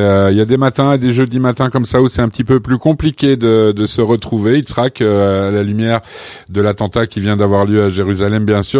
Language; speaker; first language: French; native; French